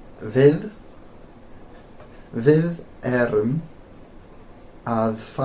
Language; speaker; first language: Icelandic; non-native, learner; English